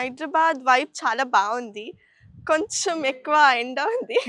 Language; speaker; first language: Telugu; non-native, learner; Kannada